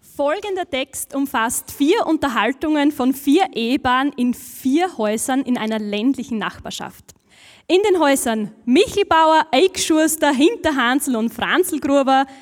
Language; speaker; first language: German; native; German